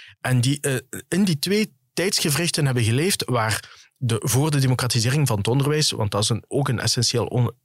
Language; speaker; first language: Dutch; early bilingual, other home language; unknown